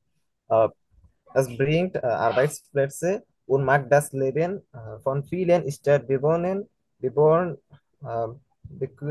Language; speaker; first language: German; non-native, learner; Bangla